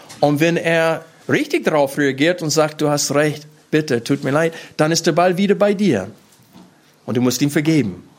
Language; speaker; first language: German; non-native, fluent; English